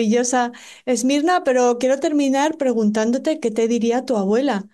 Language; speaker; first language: Spanish; native; Spanish